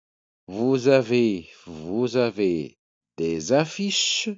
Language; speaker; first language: French; non-native, fluent; Arabic